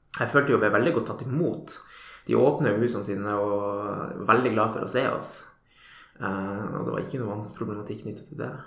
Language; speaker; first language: Norwegian; native; Norwegian